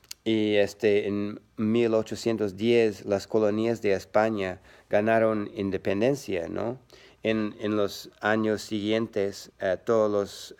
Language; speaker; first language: Spanish; non-native, learner; English